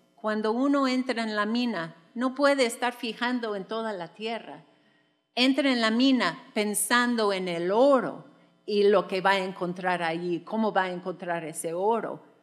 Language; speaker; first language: Spanish; non-native, fluent; English